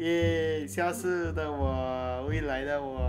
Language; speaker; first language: Chinese; early bilingual, heritage; Chinese